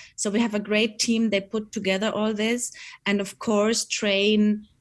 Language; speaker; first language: English; non-native, fluent; German